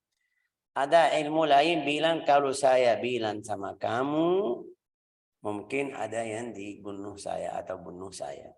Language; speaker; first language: Indonesian; non-native, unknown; Arabic